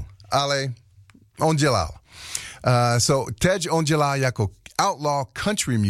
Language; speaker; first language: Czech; non-native, learner; English